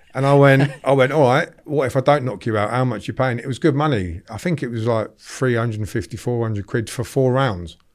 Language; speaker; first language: English; native; English